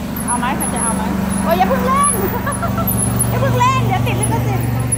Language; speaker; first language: Thai; native; Thai